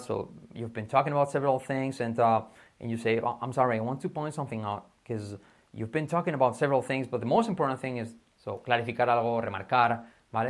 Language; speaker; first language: English; non-native, fluent; Spanish